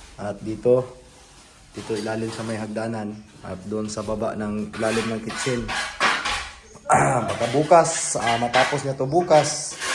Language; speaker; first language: Filipino; non-native, local second language; Cebuano